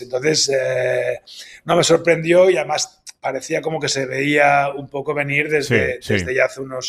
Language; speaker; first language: Spanish; native; Spanish